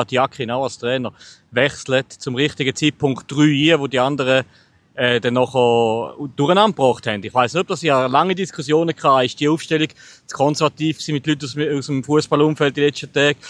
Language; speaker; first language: German; native; German